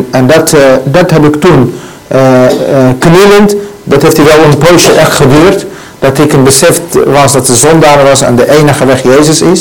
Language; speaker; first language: Dutch; non-native, learner; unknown